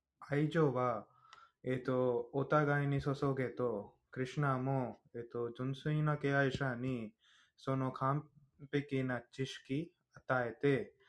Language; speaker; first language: Japanese; non-native, fluent; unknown